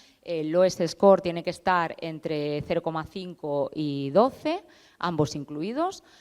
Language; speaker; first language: Spanish; native; Spanish